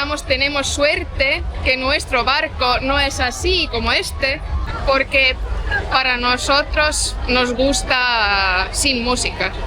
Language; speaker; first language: Spanish; non-native, fluent; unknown